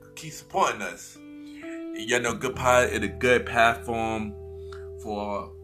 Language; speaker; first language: English; native; English